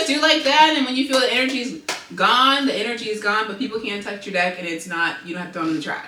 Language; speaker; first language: English; native; English